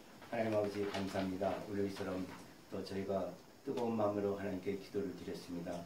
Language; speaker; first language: Korean; native; Korean